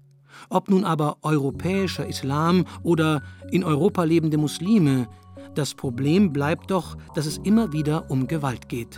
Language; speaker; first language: German; native; German